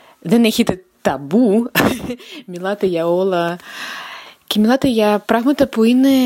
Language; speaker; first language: Greek; non-native, learner; Russian